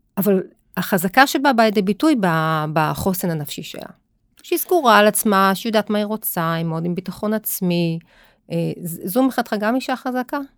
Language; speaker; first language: Hebrew; native; Hebrew